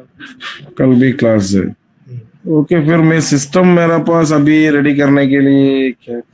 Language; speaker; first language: Hindi; non-native, local second language; Tamil